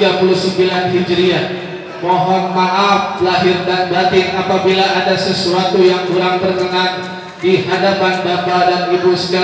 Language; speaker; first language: Indonesian; native; Indonesian